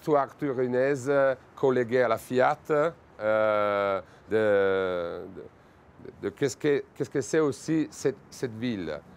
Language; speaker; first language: French; non-native, fluent; Italian